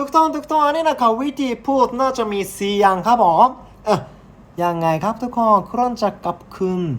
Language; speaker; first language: Thai; non-native, learner; Japanese